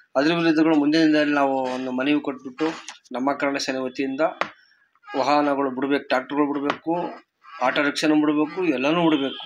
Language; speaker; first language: Kannada; non-native, local second language; Marathi